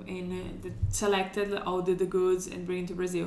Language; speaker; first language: English; non-native, fluent; Portuguese